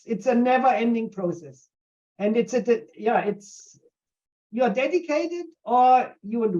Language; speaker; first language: English; non-native, fluent; German